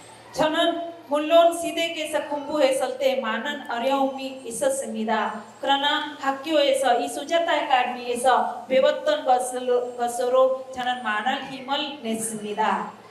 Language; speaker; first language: Korean; non-native, learner; Hindi